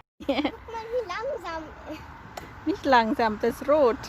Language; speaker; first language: German; non-native, learner; Thai